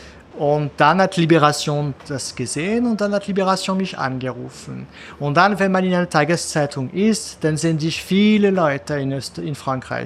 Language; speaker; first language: German; non-native, fluent; French